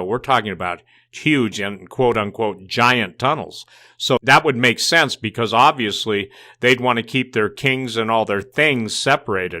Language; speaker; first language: English; native; English